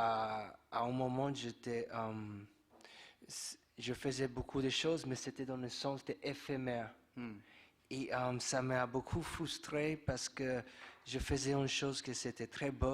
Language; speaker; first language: French; non-native, fluent; English